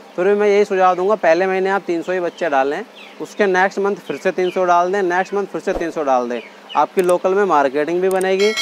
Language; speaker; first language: Hindi; native; Hindi